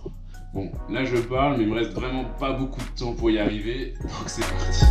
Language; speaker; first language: French; native; French